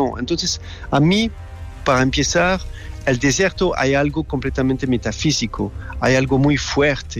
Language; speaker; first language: Spanish; non-native, learner; French